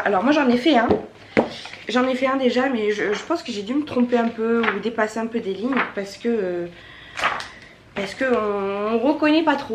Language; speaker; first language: French; native; French